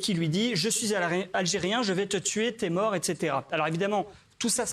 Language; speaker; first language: French; native; French